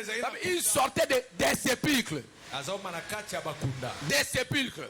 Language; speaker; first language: French; non-native, local second language; Lingala